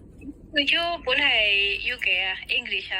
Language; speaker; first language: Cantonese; non-native, learner; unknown